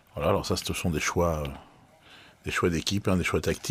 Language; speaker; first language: French; native; French